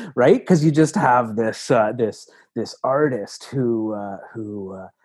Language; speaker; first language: English; native; English